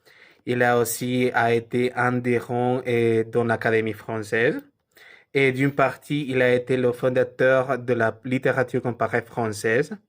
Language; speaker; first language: French; non-native, learner; Spanish